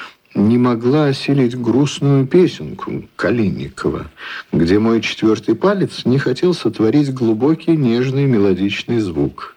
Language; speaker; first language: Russian; native; Russian